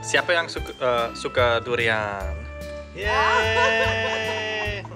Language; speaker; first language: Indonesian; non-native, learner; German